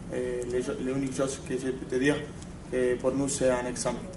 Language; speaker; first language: French; non-native, fluent; Spanish